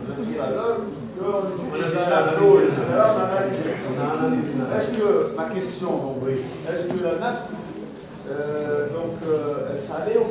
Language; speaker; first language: French; non-native, local second language; Arabic